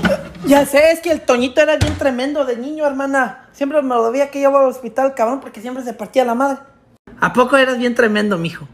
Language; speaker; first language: Spanish; early bilingual, heritage; Spanish